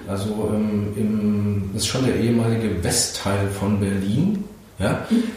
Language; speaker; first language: German; native; German